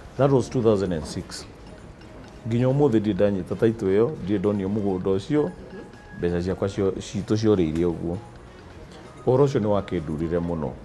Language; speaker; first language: Kikuyu; native; Kikuyu